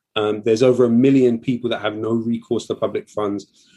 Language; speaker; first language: English; native; English